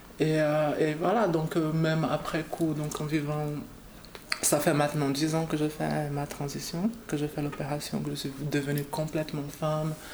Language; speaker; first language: French; non-native, fluent; Portuguese